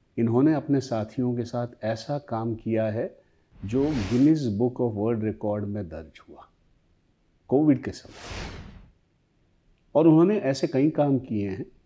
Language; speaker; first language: Hindi; non-native, local second language; Marathi